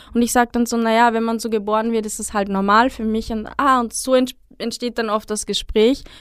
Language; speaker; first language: German; native; German